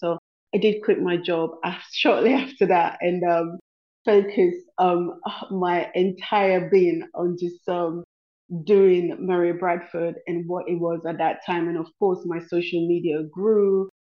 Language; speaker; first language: English; non-native, local second language; Krio